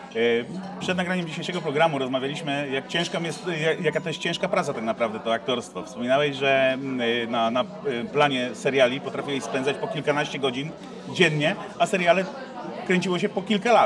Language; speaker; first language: Polish; native; Polish